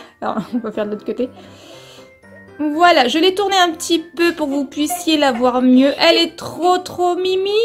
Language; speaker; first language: French; native; French